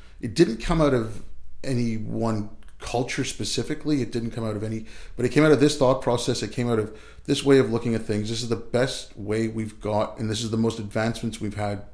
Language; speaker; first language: English; early bilingual, other home language; Urdu